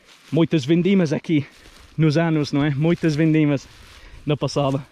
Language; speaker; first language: Portuguese; non-native, learner; English